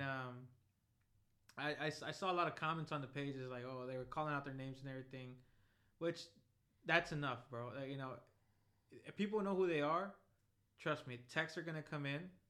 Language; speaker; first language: English; early bilingual, other home language; Spanish